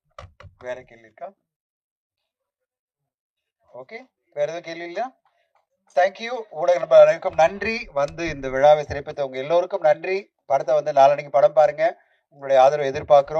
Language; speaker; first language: Tamil; native; Tamil